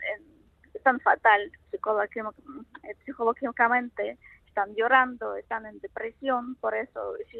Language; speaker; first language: Spanish; non-native, fluent; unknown